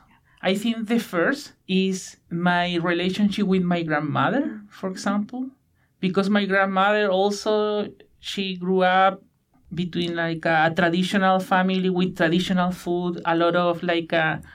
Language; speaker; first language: English; non-native, learner; Spanish